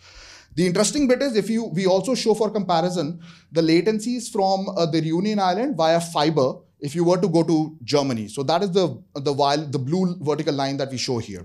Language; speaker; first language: English; non-native, fluent; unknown